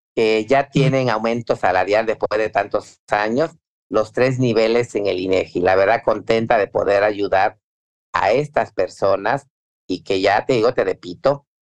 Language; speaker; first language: Spanish; native; Spanish